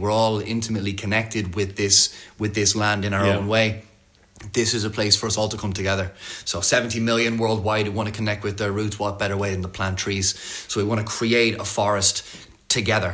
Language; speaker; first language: English; native; English